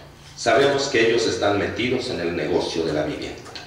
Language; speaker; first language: Spanish; native; Spanish